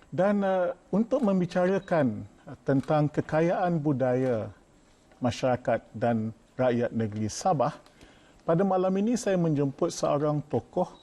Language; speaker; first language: Malay; native; Malay